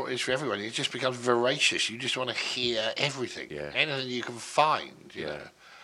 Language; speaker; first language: English; native; English